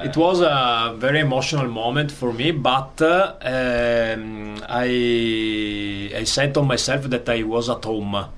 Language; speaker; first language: English; non-native, learner; Italian